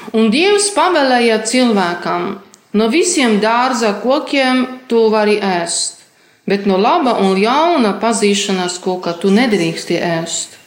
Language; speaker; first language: Latvian; non-native, fluent; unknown